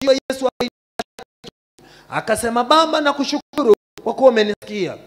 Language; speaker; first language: Swahili; non-native, fluent; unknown